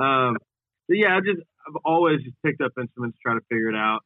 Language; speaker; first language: English; native; English